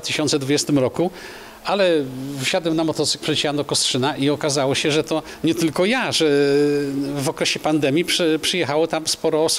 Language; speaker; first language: Polish; native; Polish